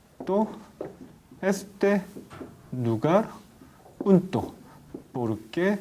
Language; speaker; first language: Spanish; non-native, fluent; Korean